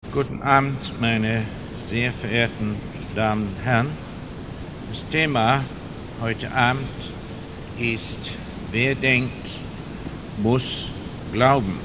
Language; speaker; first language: German; non-native, fluent; English